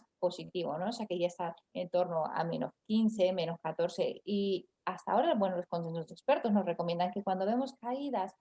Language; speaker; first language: Spanish; native; Spanish